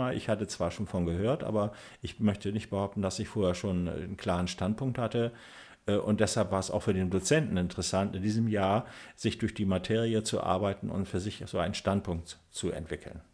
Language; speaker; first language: German; native; German